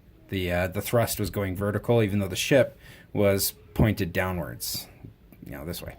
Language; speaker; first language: English; native; English